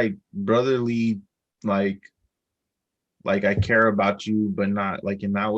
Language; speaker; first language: English; native; English